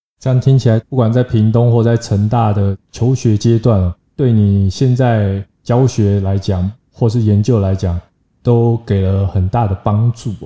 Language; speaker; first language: Chinese; native; Chinese